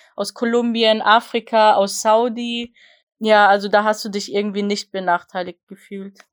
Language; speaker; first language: German; early bilingual, other home language; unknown